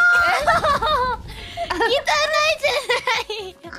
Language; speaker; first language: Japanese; non-native, fluent; Indonesian